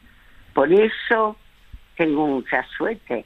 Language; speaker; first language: Spanish; early bilingual, other home language; French